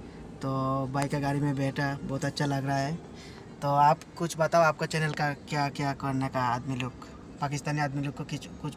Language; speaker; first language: Hindi; non-native, learner; Bangla